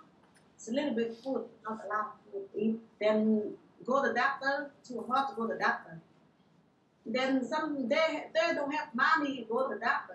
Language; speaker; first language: English; non-native, learner; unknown